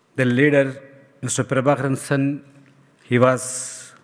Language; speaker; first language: English; non-native, local second language; Tamil